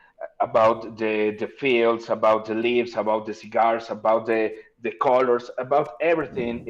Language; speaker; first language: English; non-native, learner; Spanish